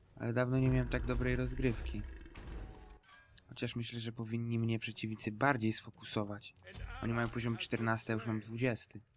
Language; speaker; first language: Polish; native; Polish